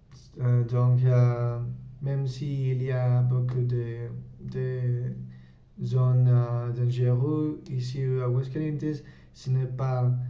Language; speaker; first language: French; non-native, learner; Spanish